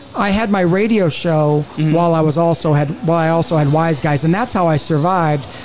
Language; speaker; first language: English; native; English